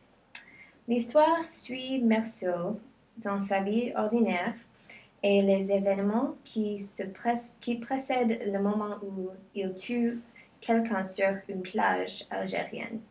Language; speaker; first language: French; non-native, learner; English